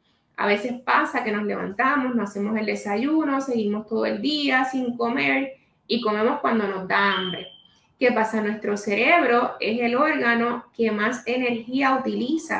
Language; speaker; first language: Spanish; native; Spanish